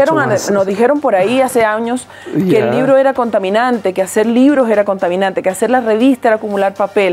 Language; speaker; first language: Spanish; native; Spanish